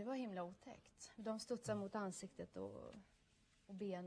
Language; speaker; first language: Swedish; native; Swedish